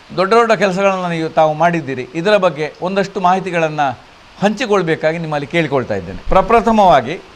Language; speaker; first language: Kannada; native; Kannada